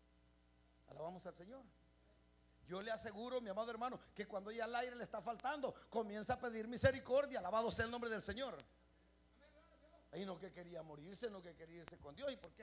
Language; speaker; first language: Spanish; native; Spanish